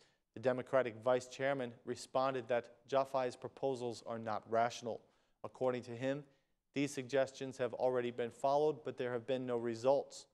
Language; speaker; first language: English; non-native, fluent; Albanian